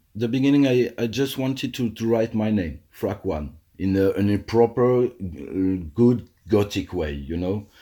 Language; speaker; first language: English; non-native, fluent; French